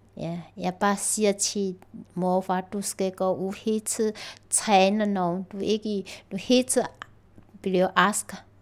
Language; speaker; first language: Danish; non-native, learner; Chinese